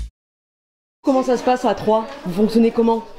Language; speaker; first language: French; native; French